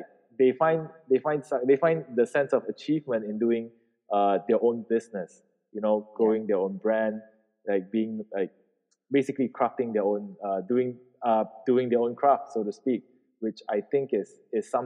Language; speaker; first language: English; non-native, local second language; Min Nan Chinese